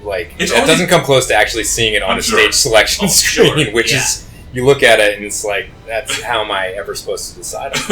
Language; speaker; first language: English; native; English